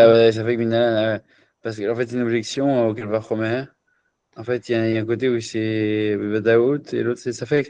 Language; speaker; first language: French; native; French